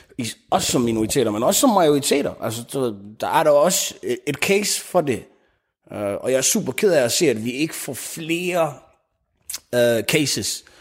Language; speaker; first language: Danish; early bilingual, other home language; Tigrinya